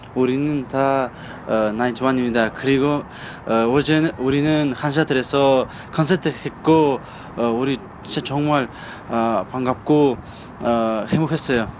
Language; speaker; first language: Korean; non-native, learner; Kazakh